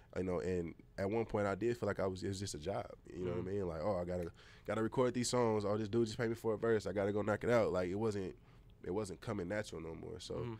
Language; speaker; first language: English; native; English